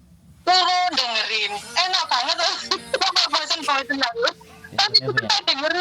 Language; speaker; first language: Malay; non-native, local second language; Javanese